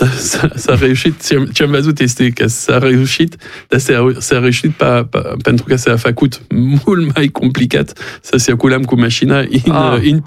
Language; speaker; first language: Romanian; non-native, learner; French